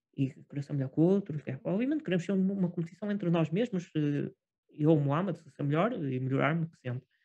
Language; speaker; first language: Portuguese; native; Portuguese